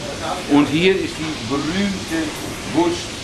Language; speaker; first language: German; non-native, learner; Dutch